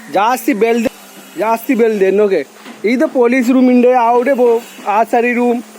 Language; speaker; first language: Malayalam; non-native, learner; Bangla